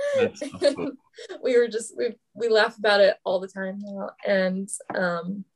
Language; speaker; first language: English; native; English